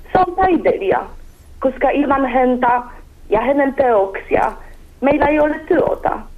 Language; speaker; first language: Finnish; non-native, learner; Polish